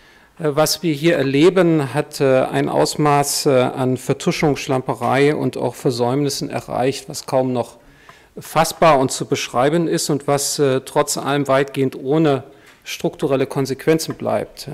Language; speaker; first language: German; native; German